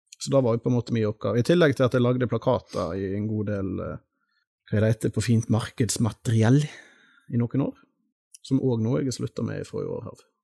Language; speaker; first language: Norwegian; native; Norwegian